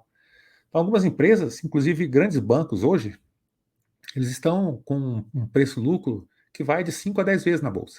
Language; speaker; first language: Portuguese; native; Portuguese